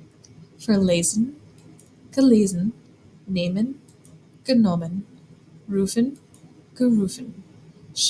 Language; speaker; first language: German; non-native, fluent; English